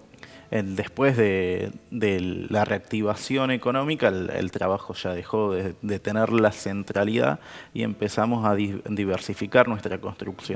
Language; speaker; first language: Spanish; native; Spanish